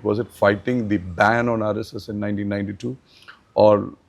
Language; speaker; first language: English; non-native, local second language; Malayalam